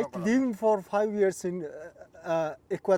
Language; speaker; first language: English; non-native, learner; Mongolian